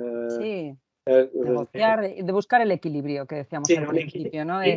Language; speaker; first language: Spanish; native; Spanish